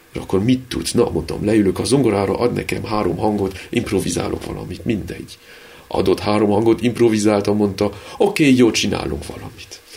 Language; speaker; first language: Hungarian; early bilingual, heritage; Hungarian